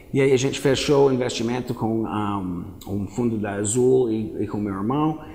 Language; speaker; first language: Portuguese; non-native, fluent; English